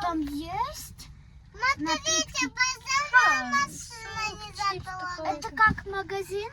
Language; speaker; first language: Russian; early bilingual, other home language; Armenian